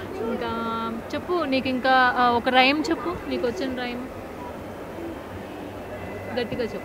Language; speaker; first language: Telugu; native; Telugu